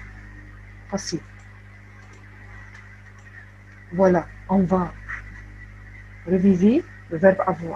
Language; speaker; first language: French; non-native, fluent; Arabic